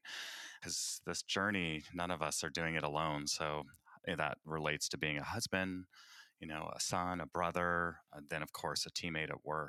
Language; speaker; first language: English; native; English